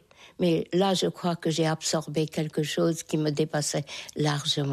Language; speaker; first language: French; non-native, fluent; Hungarian